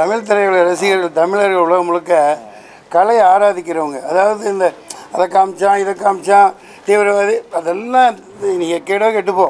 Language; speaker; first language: Tamil; native; Tamil